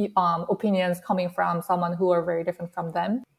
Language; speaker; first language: English; non-native, fluent; Korean